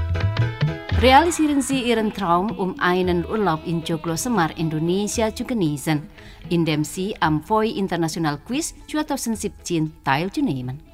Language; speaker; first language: German; non-native, fluent; Indonesian